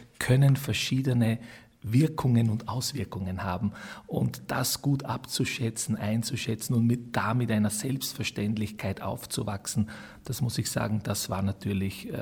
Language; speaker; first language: German; non-native, local second language; Croatian